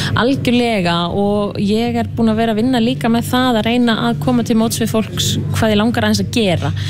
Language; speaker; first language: Icelandic; native; Icelandic